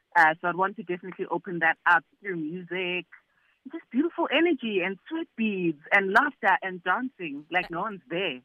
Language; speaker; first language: English; non-native, local second language; Zulu